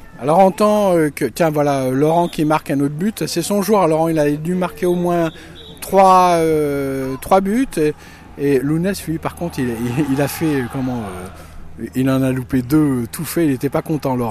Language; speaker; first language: French; native; French